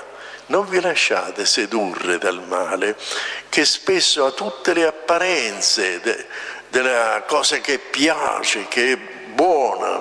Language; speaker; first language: Italian; native; Italian